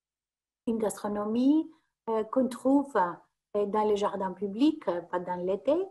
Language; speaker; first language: French; non-native, fluent; Greek